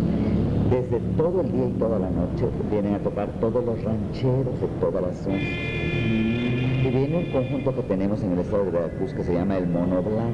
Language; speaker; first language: Spanish; native; Spanish